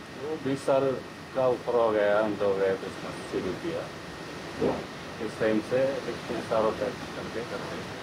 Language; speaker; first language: Hindi; non-native, local second language; Malayalam